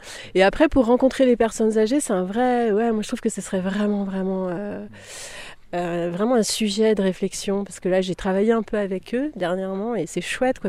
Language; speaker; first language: French; native; French